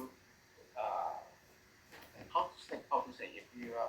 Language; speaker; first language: English; non-native, learner; Vietnamese